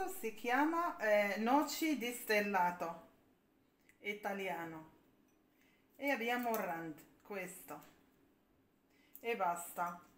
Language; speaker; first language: Italian; non-native, learner; Arabic